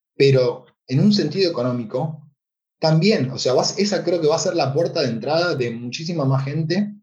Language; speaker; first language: Spanish; native; Spanish